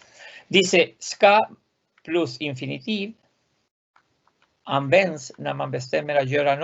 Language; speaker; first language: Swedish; non-native, fluent; Spanish